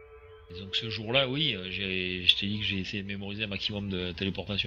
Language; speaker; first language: French; native; French